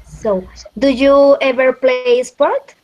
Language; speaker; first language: English; non-native, learner; Spanish